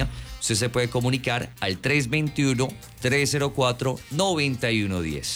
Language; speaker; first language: Spanish; native; Spanish